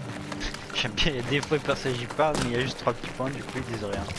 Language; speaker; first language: French; native; French